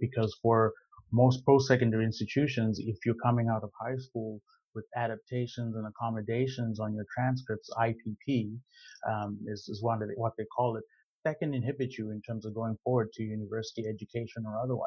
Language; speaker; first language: English; non-native, local second language; Shona